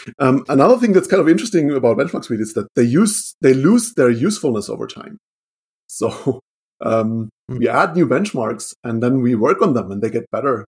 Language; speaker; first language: English; non-native, fluent; German